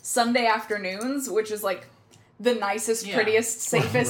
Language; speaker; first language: English; native; English